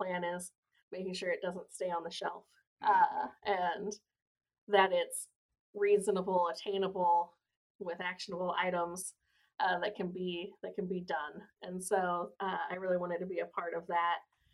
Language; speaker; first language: English; native; English